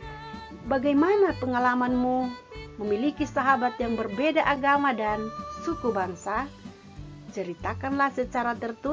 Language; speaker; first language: Indonesian; native; Indonesian